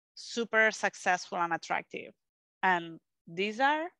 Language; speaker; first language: English; non-native, fluent; Spanish